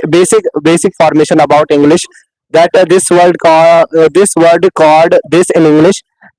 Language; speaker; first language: English; non-native, learner; Hindi